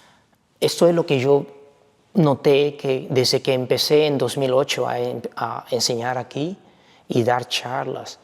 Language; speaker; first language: Spanish; non-native, fluent; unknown